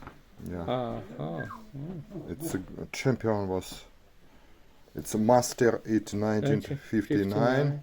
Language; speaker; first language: English; non-native, learner; Russian